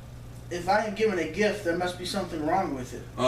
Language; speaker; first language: English; native; English